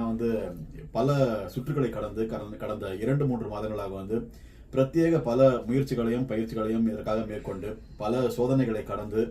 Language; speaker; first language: Tamil; native; Tamil